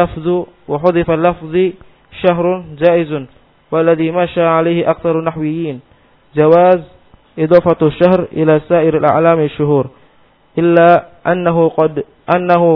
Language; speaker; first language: Arabic; non-native, learner; Indonesian